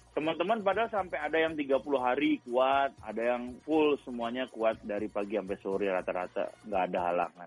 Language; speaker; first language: Indonesian; native; Indonesian